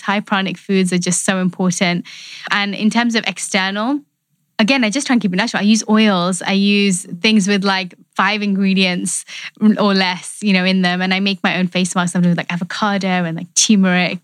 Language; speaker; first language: English; native; English